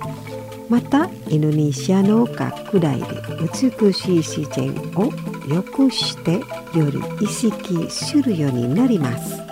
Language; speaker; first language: Japanese; non-native, fluent; Indonesian